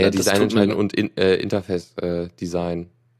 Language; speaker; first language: German; native; German